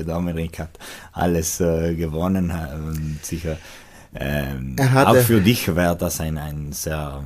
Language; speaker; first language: German; non-native, local second language; Italian